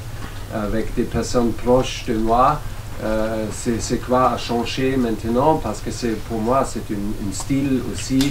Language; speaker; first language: French; non-native, learner; German